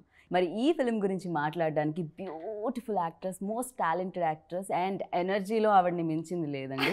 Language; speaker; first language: Telugu; native; Telugu